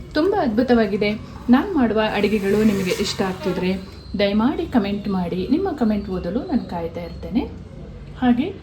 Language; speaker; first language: Kannada; non-native, local second language; Kodava